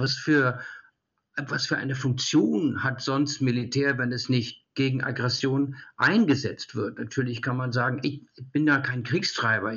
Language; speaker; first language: German; early bilingual, heritage; German